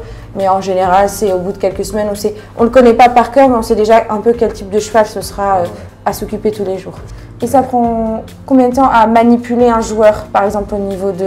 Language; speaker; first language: French; native; French